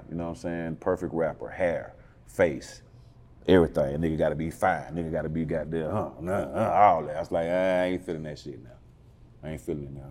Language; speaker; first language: English; native; English